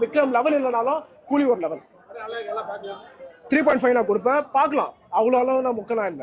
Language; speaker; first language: Tamil; native; Tamil